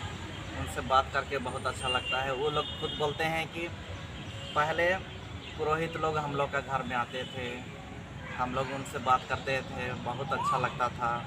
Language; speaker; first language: Hindi; non-native, local second language; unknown